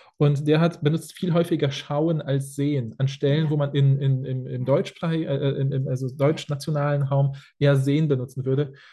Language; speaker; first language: German; early bilingual, other home language; Polish